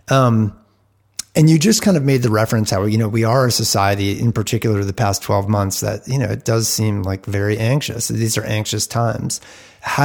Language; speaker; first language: English; native; English